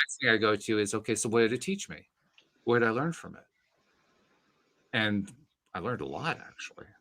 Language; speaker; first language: English; native; English